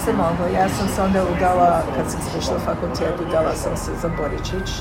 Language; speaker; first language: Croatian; early bilingual, heritage; Serbian